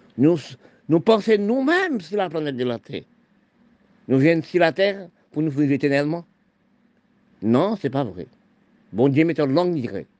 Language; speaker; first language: French; non-native, local second language; Haitian Creole